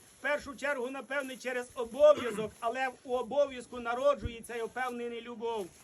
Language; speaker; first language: Ukrainian; native; Ukrainian